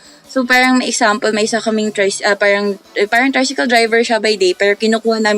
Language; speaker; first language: Filipino; non-native, local second language; Cebuano